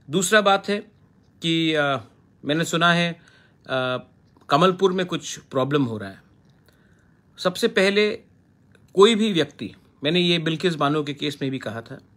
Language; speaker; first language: Hindi; non-native, local second language; Kok Borok